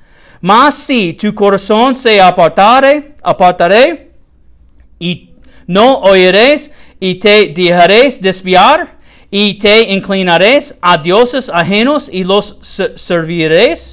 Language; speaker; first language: Spanish; non-native, learner; English